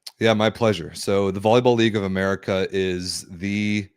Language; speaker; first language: English; native; English